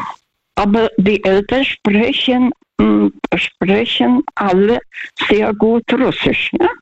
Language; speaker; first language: German; non-native, fluent; Russian